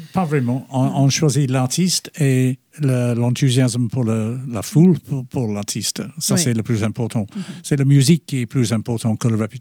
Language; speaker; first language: French; non-native, fluent; English